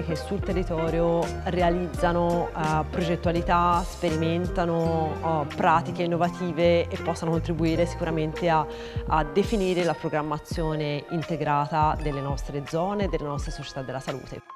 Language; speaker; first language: Italian; native; Italian